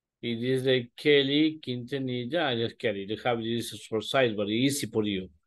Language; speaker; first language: English; non-native, learner; Spanish